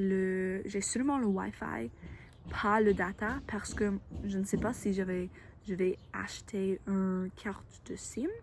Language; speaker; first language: French; non-native, learner; English